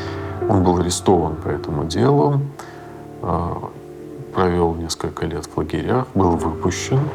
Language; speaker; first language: Russian; native; Russian